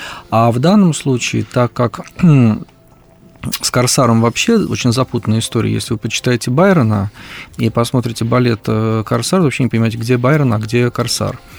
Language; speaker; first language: Russian; native; Russian